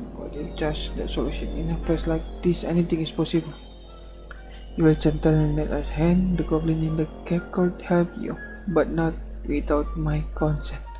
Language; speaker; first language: English; non-native, learner; Indonesian